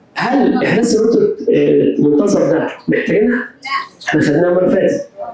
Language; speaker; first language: Arabic; native; Arabic